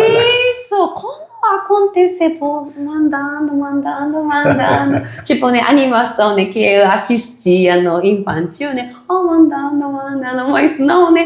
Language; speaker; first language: Portuguese; non-native, fluent; Japanese